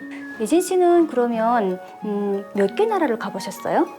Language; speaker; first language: Korean; native; Korean